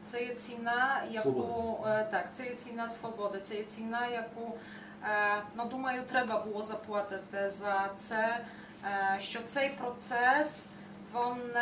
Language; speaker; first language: Ukrainian; non-native, fluent; Polish